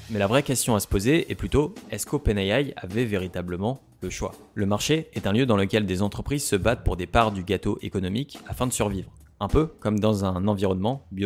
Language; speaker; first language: French; native; French